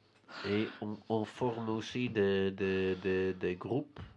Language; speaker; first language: French; non-native, fluent; Dutch